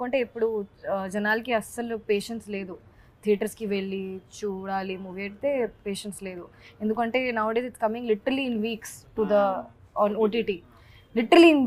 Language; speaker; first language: Telugu; non-native, learner; Hindi